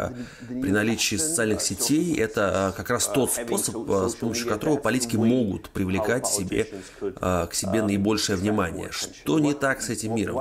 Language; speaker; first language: Russian; native; Russian